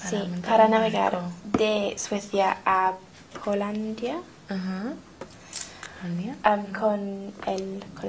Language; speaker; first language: Spanish; non-native, learner; English